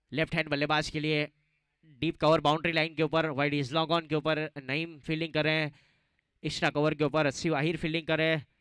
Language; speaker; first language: Hindi; non-native, local second language; Gujarati